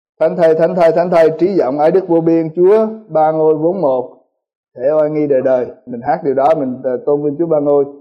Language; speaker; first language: Vietnamese; early bilingual, heritage; Vietnamese